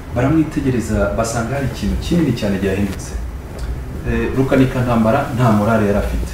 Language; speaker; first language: Kinyarwanda; early bilingual, heritage; Kinyarwanda